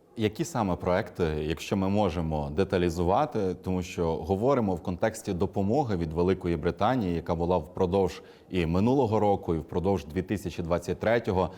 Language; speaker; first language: Ukrainian; native; Ukrainian